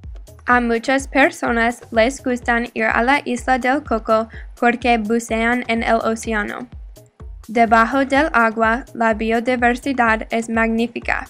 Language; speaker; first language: Spanish; non-native, learner; English